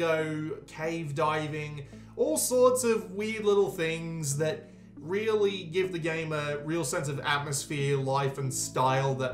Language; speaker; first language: English; native; English